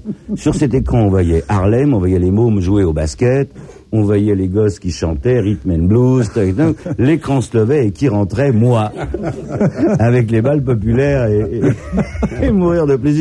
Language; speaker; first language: French; native; French